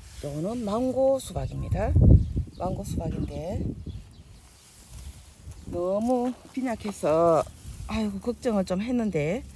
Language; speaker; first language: Korean; native; Korean